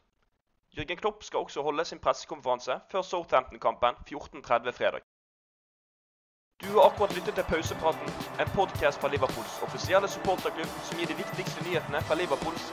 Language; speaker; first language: Norwegian; native; Norwegian